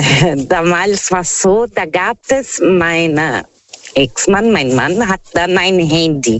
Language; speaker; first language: German; non-native, fluent; Portuguese